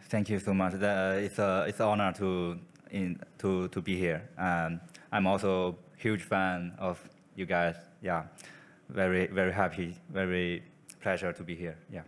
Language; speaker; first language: English; non-native, learner; Chinese